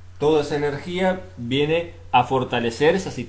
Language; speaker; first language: Spanish; native; Spanish